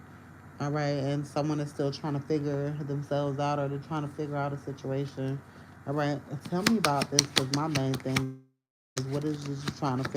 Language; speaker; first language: English; native; English